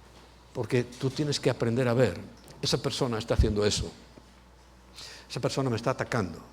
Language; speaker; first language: Spanish; native; Spanish